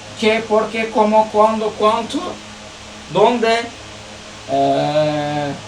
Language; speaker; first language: Spanish; non-native, learner; Turkish